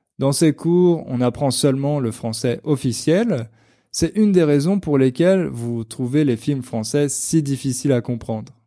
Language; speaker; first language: French; native; French